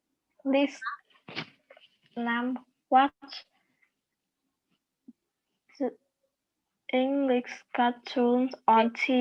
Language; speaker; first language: English; non-native, learner; Vietnamese